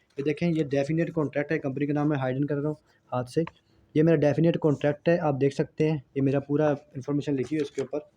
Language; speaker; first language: Urdu; non-native, local second language; Punjabi